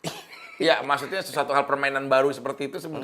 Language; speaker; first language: Indonesian; native; Indonesian